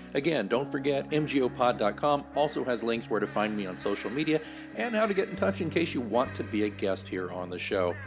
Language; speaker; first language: English; native; English